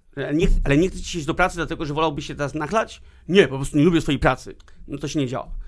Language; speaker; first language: Polish; early bilingual, heritage; Polish